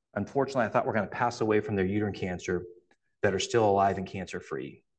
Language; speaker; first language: English; native; English